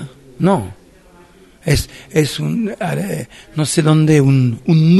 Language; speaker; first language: Spanish; non-native, fluent; French